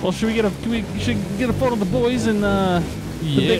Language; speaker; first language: English; native; English